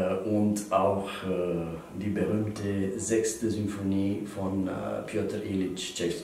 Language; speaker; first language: German; non-native, fluent; Romanian